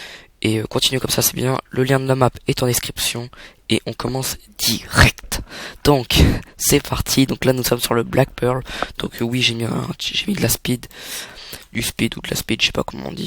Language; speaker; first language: French; native; French